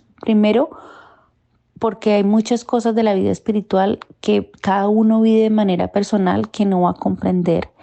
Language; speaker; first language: Spanish; native; Spanish